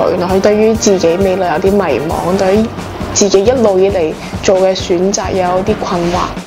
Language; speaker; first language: Cantonese; native; Cantonese